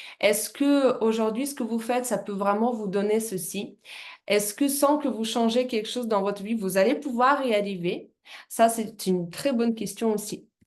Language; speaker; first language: French; non-native, fluent; Russian